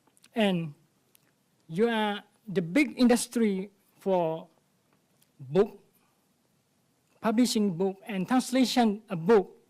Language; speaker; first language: English; non-native, learner; Thai